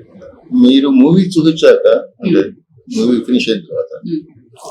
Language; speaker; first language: Telugu; native; Telugu